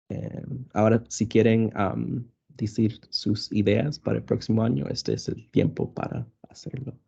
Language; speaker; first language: Spanish; early bilingual, other home language; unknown